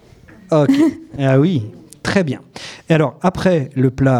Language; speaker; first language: French; native; French